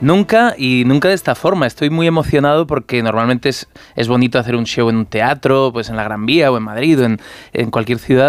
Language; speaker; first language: Spanish; native; Spanish